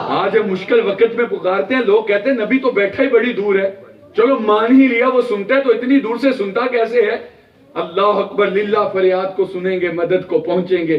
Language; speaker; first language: Urdu; non-native, local second language; Punjabi